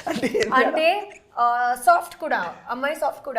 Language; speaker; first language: Telugu; non-native, fluent; Hindi